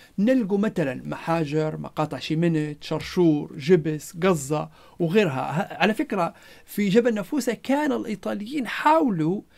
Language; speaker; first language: Arabic; non-native, local second language; Berber languages